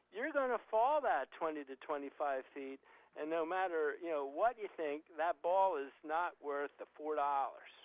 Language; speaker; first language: English; native; English